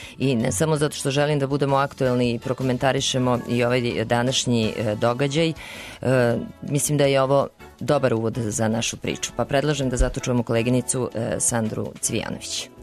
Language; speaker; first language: Serbian; native; Serbian